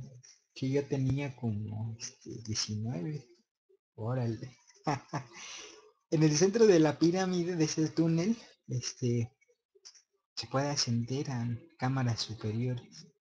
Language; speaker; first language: Spanish; native; Spanish